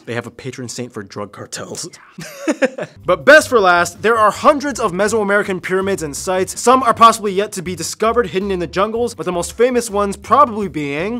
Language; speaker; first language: English; native; English